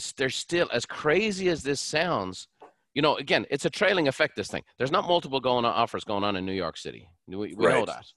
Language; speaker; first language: English; native; English